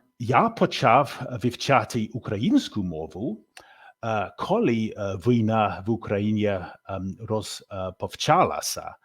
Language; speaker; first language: Ukrainian; non-native, learner; English